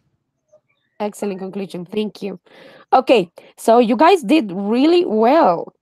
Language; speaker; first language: English; non-native, fluent; Spanish